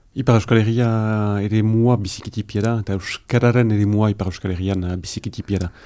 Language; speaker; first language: Basque; native; Basque